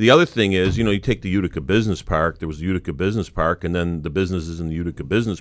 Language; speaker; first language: English; native; English